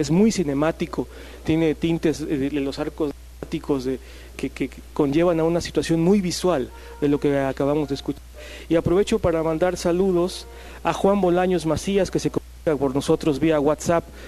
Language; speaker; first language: Spanish; native; Spanish